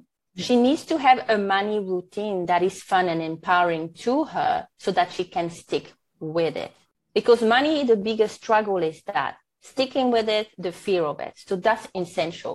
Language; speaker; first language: English; non-native, fluent; French